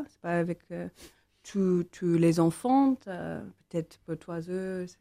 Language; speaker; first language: French; non-native, learner; English